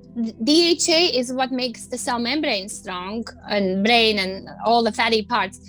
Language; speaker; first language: English; non-native, fluent; Latvian